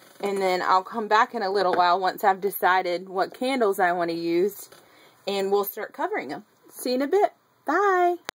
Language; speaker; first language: English; native; English